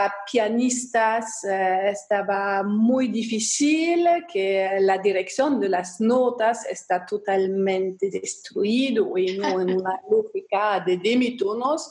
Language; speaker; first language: Spanish; non-native, fluent; German